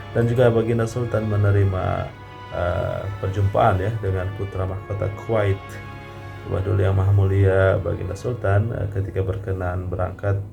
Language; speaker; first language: Malay; non-native, fluent; Indonesian